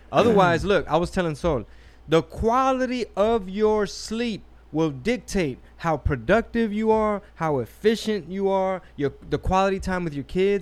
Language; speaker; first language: English; early bilingual, other home language; Spanish